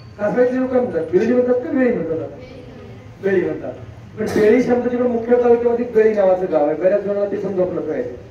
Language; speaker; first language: Marathi; native; Marathi